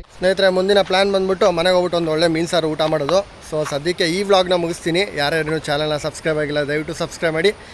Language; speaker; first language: Kannada; non-native, local second language; Tulu